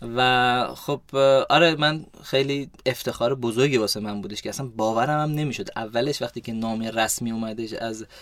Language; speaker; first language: Persian; early bilingual, heritage; Persian